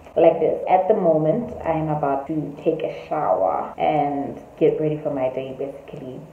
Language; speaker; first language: English; non-native, local second language; Tswana